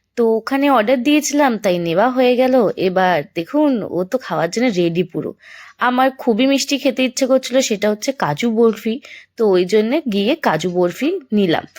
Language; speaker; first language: Bangla; non-native, local second language; Hindi